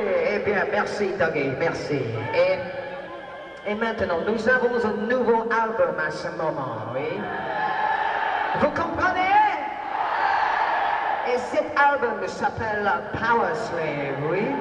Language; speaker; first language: French; non-native, learner; English